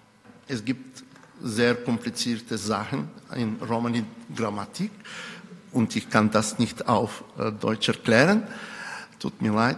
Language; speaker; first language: German; non-native, fluent; Bulgarian